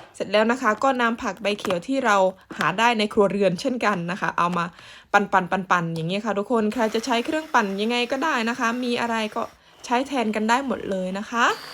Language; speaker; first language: Thai; native; Thai